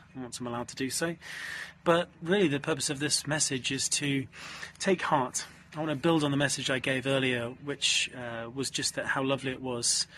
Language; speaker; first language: English; native; English